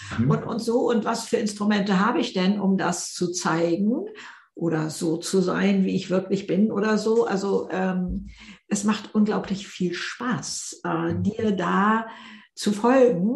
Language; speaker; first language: German; native; German